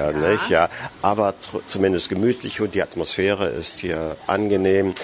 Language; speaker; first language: German; native; German